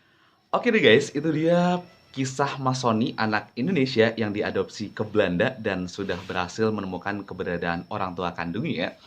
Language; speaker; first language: Indonesian; native; Indonesian